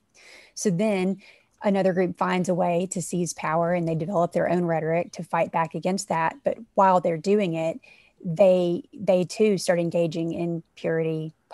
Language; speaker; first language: English; native; English